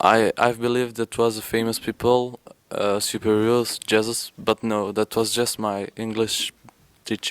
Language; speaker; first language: English; non-native, learner; French